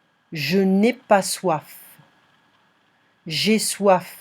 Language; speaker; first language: French; non-native, fluent; English